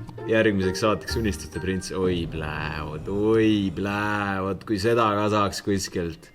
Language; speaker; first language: Estonian; native; Estonian